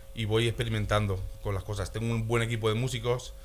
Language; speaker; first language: Spanish; native; Spanish